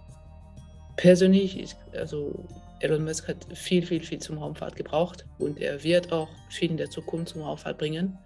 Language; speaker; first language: German; non-native, fluent; French